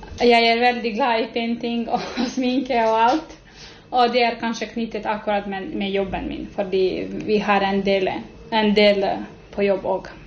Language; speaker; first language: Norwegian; non-native, fluent; Serbian